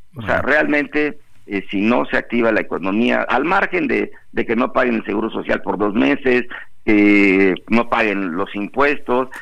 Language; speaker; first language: Spanish; native; Spanish